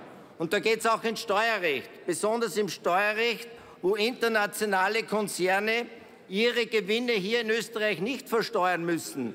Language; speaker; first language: German; native; German